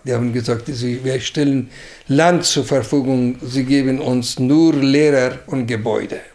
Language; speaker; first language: German; non-native, fluent; Persian